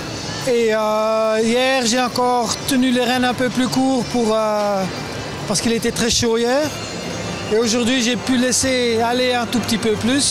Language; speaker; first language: French; non-native, local second language; Dutch